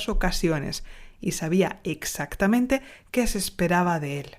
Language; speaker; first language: Spanish; native; Spanish